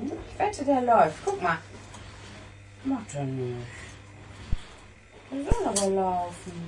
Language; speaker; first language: German; native; German